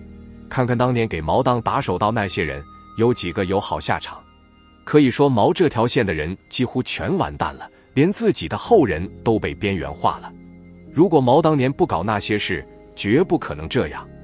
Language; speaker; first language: Chinese; native; Chinese